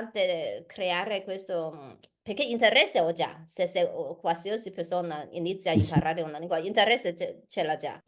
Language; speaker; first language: Italian; non-native, learner; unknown